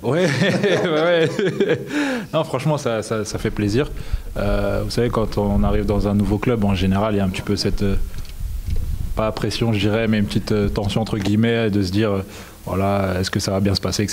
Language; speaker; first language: French; native; French